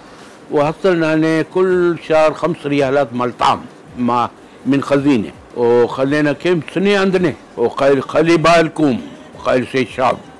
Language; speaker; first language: Arabic; non-native, local second language; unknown